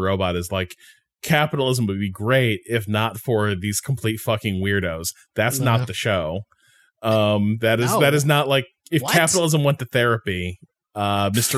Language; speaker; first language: English; native; English